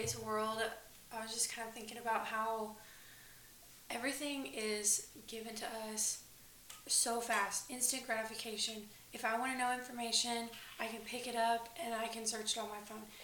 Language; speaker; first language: English; native; English